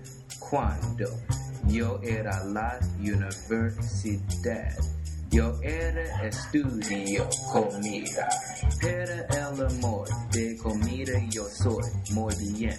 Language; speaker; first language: Spanish; non-native, learner; English